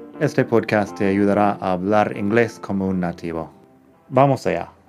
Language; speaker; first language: Spanish; non-native, fluent; English